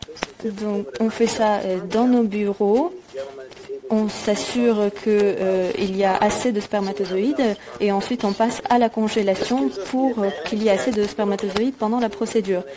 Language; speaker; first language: French; native; French